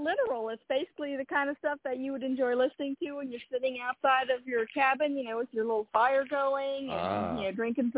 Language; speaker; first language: English; native; English